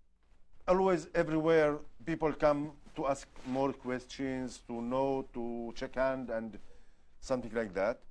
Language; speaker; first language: English; non-native, learner; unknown